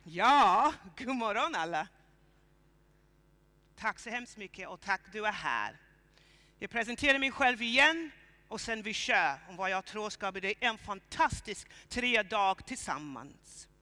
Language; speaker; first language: Swedish; non-native, fluent; English